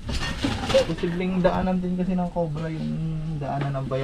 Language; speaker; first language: Filipino; native; Filipino